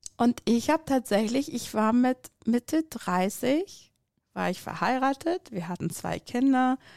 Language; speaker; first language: German; non-native, fluent; Persian